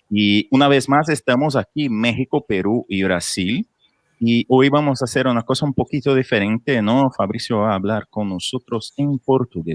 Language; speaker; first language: Spanish; non-native, fluent; Portuguese